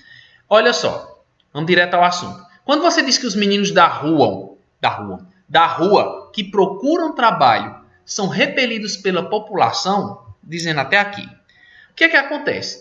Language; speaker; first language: Portuguese; native; Portuguese